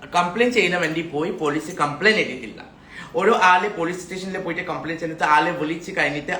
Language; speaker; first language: Malayalam; non-native, local second language; Hindi